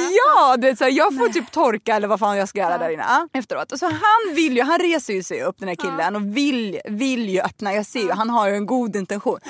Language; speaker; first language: Swedish; early bilingual, other home language; Russian